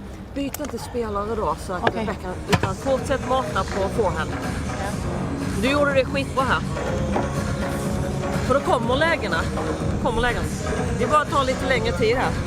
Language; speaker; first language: Swedish; native; Swedish